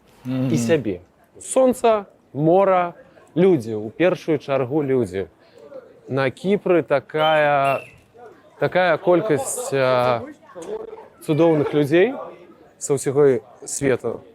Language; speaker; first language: Belarusian; non-native, local second language; Russian